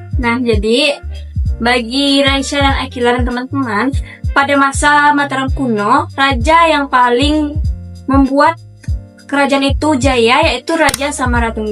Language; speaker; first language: Indonesian; native; Indonesian